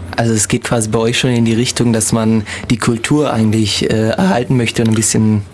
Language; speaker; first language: German; native; German